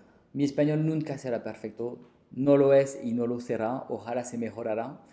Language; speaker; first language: Spanish; non-native, fluent; French